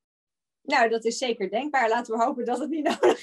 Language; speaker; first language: Dutch; native; Dutch